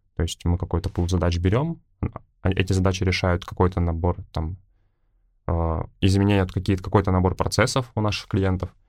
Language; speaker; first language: Russian; native; Russian